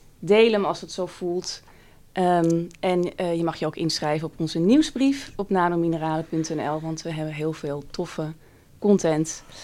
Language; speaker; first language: Dutch; native; Dutch